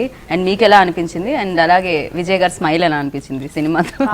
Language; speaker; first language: Telugu; native; Telugu